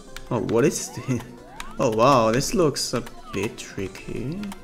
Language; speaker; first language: English; non-native, fluent; German